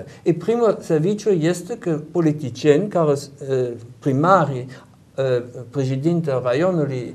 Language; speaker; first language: Romanian; non-native, learner; German